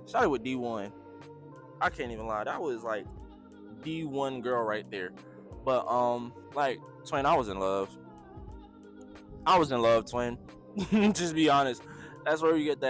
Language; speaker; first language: English; native; English